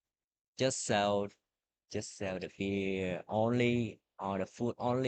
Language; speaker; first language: English; non-native, learner; Vietnamese